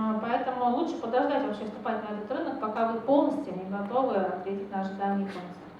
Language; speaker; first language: Russian; native; Russian